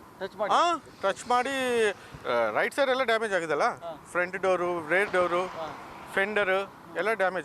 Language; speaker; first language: Kannada; non-native, learner; Telugu